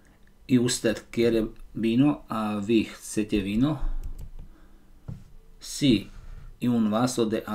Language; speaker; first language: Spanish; non-native, learner; Slovak